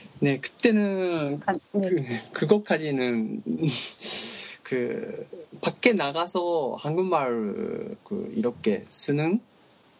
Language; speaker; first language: Korean; non-native, learner; Japanese